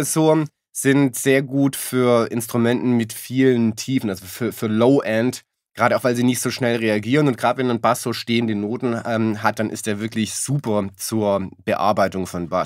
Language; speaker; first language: German; native; German